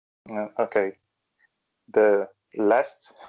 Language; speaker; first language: English; non-native, learner; Portuguese